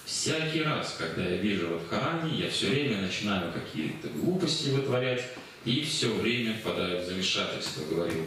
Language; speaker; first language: Russian; native; Russian